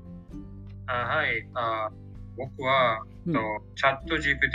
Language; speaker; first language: Japanese; non-native, learner; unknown